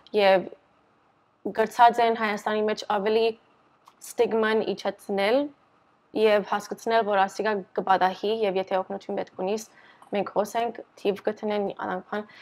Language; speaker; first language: Armenian; early bilingual, heritage; Armenian